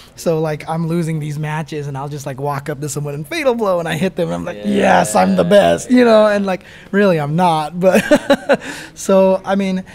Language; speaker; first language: English; native; English